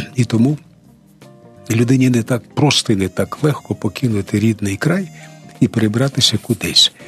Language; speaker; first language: Ukrainian; non-native, local second language; Russian